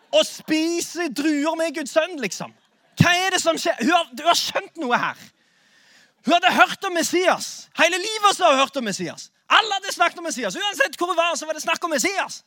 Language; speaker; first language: Norwegian; native; Norwegian